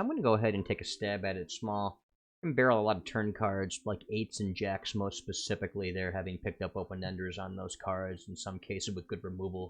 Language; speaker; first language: English; native; English